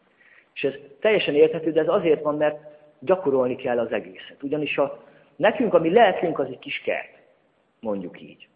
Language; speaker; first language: Hungarian; native; Hungarian